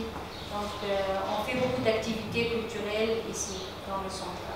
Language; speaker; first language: French; non-native, fluent; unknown